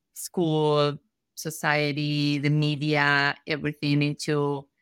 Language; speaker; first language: English; non-native, fluent; Spanish